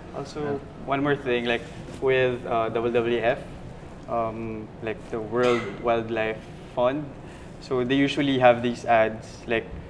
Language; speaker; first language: English; non-native, local second language; Filipino